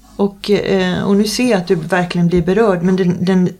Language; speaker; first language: Swedish; native; Swedish